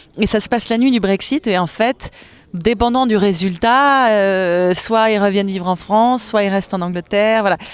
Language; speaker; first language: French; native; French